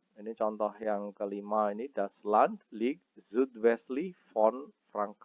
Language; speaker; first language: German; non-native, fluent; Indonesian